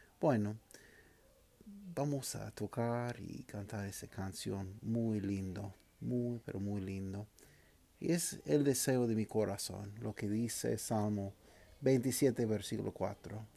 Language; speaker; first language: Spanish; non-native, fluent; English